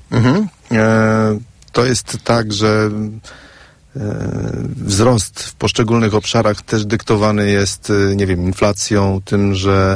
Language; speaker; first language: Polish; native; Polish